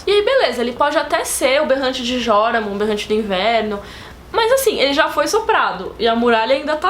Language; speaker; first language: Portuguese; native; Portuguese